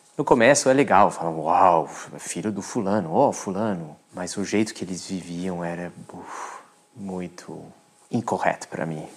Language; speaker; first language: Portuguese; non-native, fluent; French